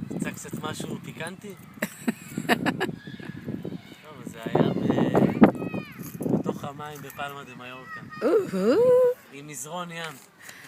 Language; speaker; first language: Hebrew; native; Hebrew